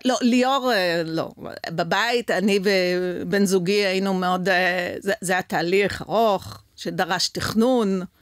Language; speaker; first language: Hebrew; early bilingual, other home language; French